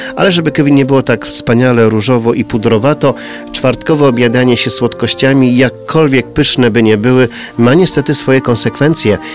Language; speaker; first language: Polish; native; Polish